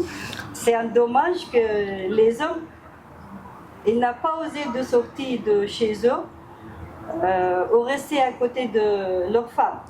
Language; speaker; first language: French; non-native, fluent; Persian